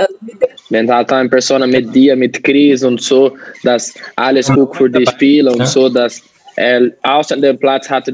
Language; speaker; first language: German; non-native, learner; Portuguese